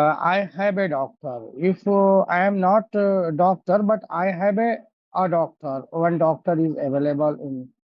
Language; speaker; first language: English; non-native, learner; Hindi